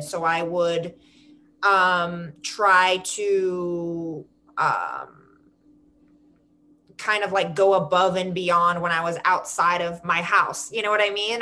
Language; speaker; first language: English; native; English